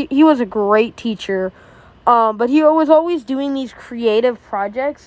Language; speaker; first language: English; native; English